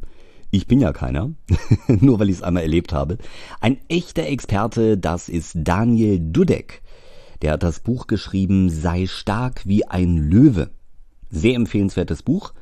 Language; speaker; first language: German; native; German